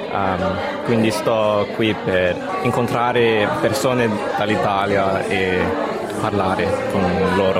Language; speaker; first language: Italian; non-native, fluent; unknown